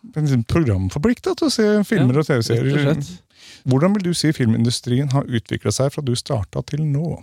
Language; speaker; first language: Norwegian; native; Norwegian